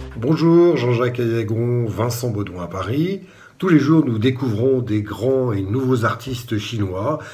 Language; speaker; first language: French; native; French